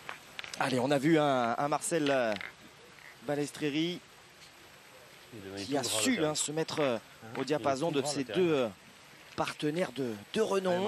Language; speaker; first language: French; native; French